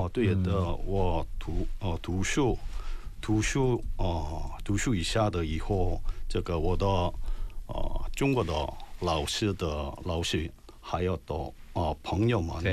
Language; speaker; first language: Chinese; non-native, learner; Korean